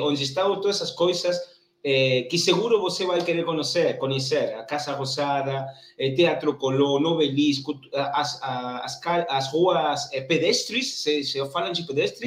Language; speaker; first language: Portuguese; non-native, learner; Spanish